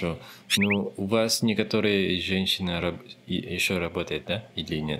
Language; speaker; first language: Russian; non-native, learner; Filipino